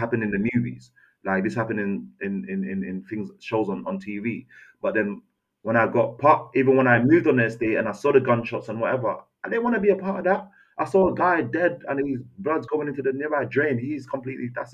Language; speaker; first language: English; native; English